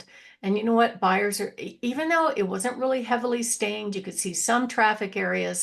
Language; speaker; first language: English; native; English